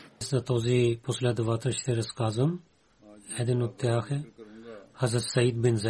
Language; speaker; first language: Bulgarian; non-native, learner; Urdu